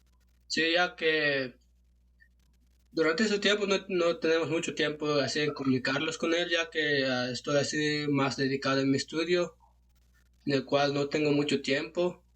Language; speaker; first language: Spanish; non-native, local second language; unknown